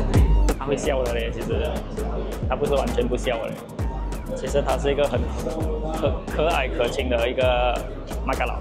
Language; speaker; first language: Chinese; native; Chinese